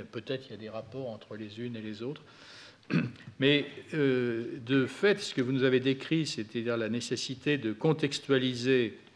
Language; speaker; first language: French; native; French